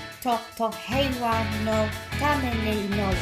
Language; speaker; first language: Japanese; non-native, learner; English